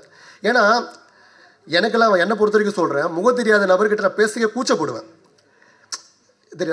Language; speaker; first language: Tamil; native; Tamil